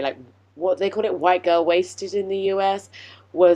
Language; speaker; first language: English; native; English